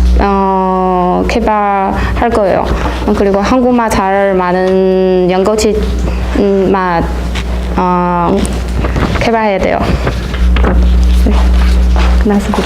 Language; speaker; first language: Korean; non-native, learner; Chinese